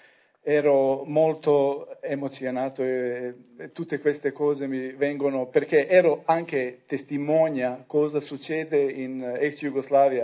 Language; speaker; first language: Italian; non-native, learner; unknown